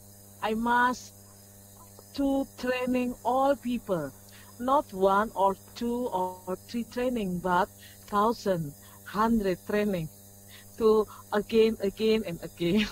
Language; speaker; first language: English; non-native, learner; Indonesian